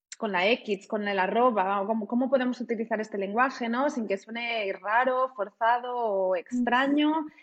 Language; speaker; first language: Spanish; native; Spanish